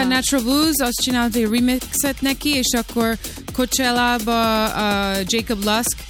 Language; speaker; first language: Hungarian; early bilingual, heritage; Hungarian